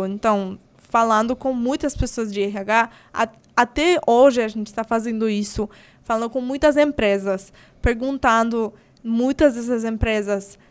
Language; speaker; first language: Portuguese; non-native, fluent; Polish